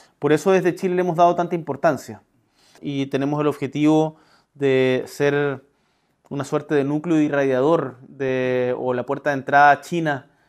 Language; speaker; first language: Spanish; native; Spanish